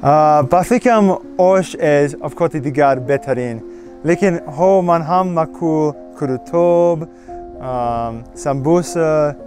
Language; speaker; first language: Persian; non-native, learner; English